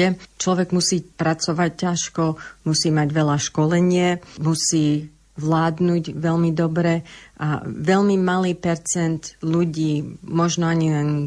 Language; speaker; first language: Slovak; early bilingual, heritage; English